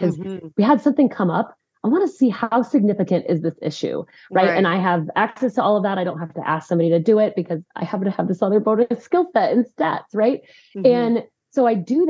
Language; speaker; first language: English; native; English